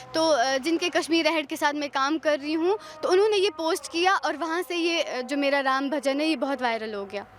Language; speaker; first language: Hindi; non-native, local second language; Pahari-Potwari